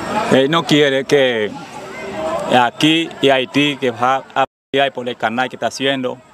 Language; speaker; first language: Spanish; non-native, fluent; Haitian Creole